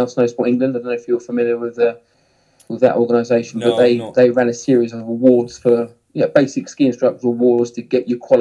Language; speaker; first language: English; native; English